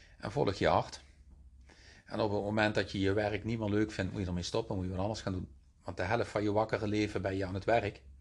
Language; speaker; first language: Dutch; native; Dutch